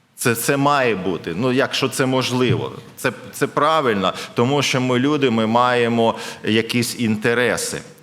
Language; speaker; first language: Ukrainian; non-native, local second language; Russian